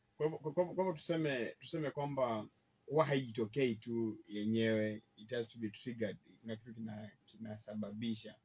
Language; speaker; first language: Swahili; non-native, local second language; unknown